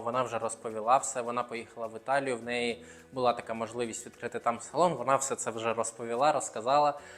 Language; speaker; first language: Ukrainian; non-native, local second language; Russian